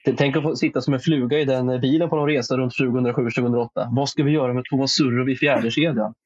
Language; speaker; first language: Swedish; native; Swedish